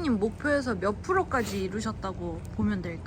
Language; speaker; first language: Korean; native; Korean